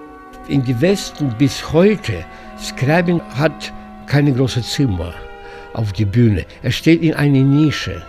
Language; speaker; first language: German; non-native, learner; Russian